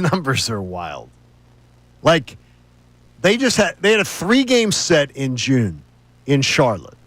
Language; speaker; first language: English; native; English